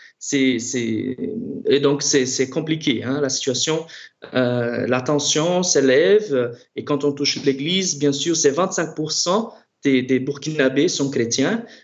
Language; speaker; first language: French; non-native, local second language; Mossi